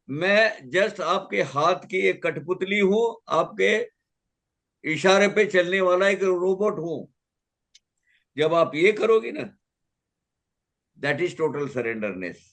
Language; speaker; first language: Hindi; native; Hindi